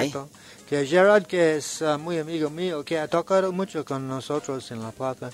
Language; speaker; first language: Spanish; non-native, learner; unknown